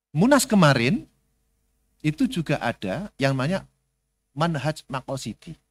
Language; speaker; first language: Indonesian; native; Indonesian